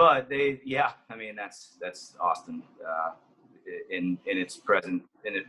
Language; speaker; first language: English; native; English